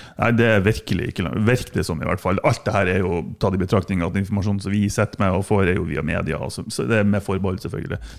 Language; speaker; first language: Norwegian; non-native, fluent; German